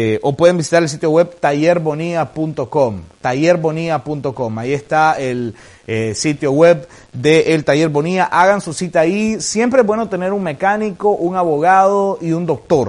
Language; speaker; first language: Spanish; native; Spanish